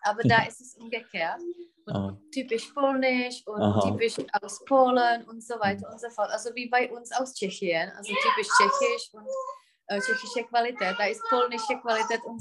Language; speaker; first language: German; non-native, fluent; Czech